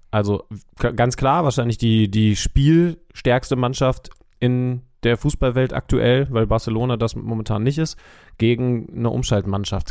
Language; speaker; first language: German; native; German